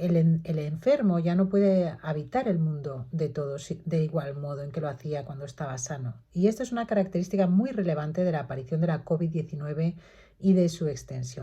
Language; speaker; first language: Spanish; native; Spanish